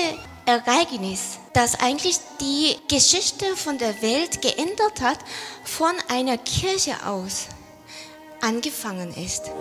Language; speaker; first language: German; non-native, fluent; Korean